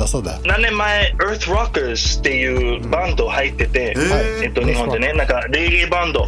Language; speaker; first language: Japanese; non-native, fluent; English